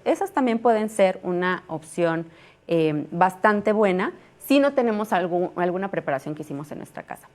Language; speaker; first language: Spanish; native; Spanish